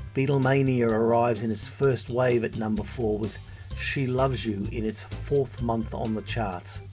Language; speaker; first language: English; native; English